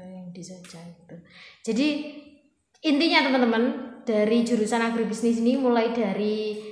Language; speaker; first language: Indonesian; non-native, local second language; Javanese